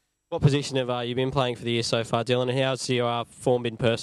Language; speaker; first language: English; native; English